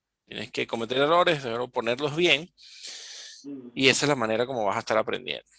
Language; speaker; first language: Spanish; native; Spanish